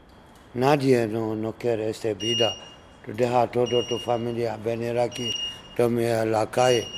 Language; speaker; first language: Spanish; non-native, learner; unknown